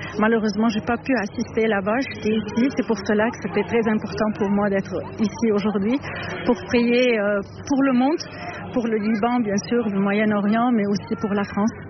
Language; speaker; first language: French; non-native, local second language; Arabic